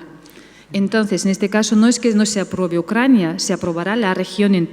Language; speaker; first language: Spanish; native; Spanish